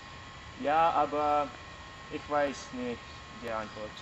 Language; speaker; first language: German; non-native, learner; English